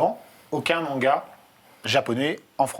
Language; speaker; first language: French; native; French